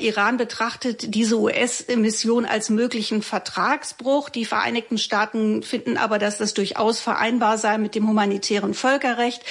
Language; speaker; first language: German; native; German